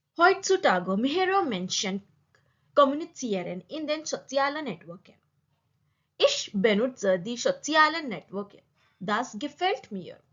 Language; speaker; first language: German; non-native, learner; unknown